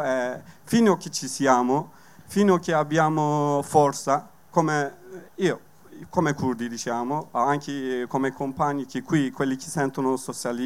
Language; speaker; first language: Italian; non-native, learner; Kurdish